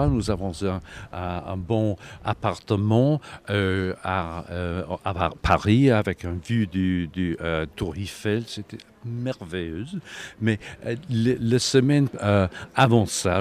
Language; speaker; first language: French; non-native, learner; English